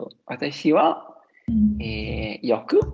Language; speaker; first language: Japanese; non-native, learner; Italian